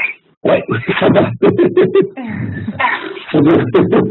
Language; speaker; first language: French; non-native, fluent; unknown